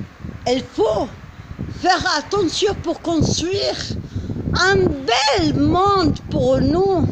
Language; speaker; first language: French; non-native, learner; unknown